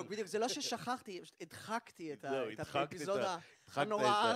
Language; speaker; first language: Hebrew; native; Hebrew